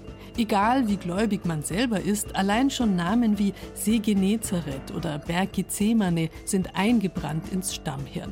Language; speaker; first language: German; native; German